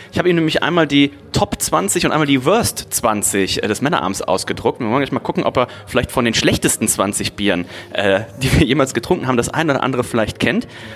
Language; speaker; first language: German; native; German